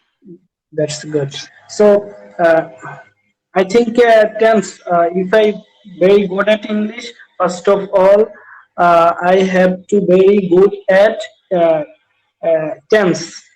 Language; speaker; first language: English; non-native, learner; Bangla